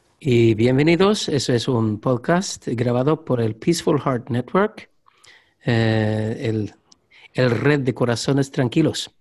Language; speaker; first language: Spanish; non-native, learner; Swedish